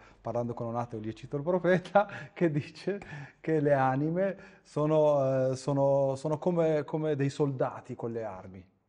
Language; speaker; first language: Italian; non-native, fluent; Arabic